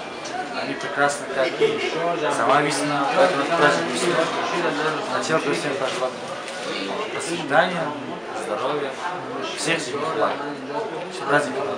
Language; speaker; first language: Russian; non-native, local second language; Tajik